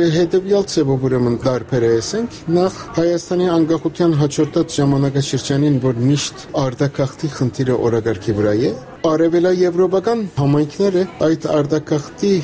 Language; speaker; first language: Armenian; native; Armenian